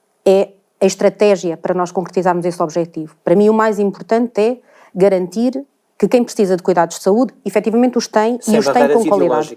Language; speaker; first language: Portuguese; native; Portuguese